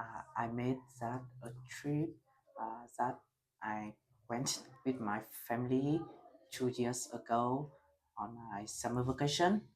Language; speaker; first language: English; non-native, learner; Vietnamese